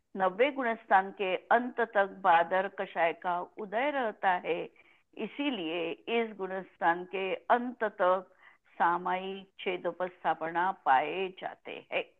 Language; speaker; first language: Hindi; non-native, local second language; Marathi